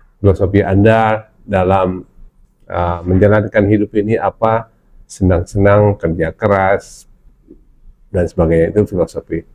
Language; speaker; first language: Indonesian; non-native, local second language; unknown